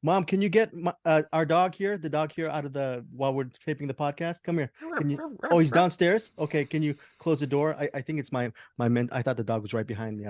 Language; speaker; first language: English; native; English